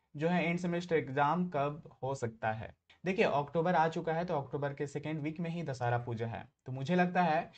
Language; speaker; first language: Hindi; native; Hindi